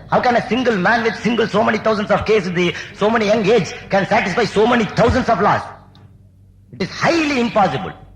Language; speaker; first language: English; non-native, local second language; Tamil